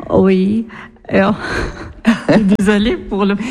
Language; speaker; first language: French; non-native, learner; Arabic